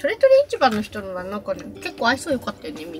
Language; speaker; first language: Japanese; native; Japanese